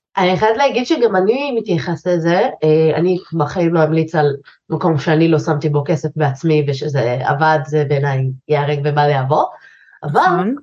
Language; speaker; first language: Hebrew; native; Hebrew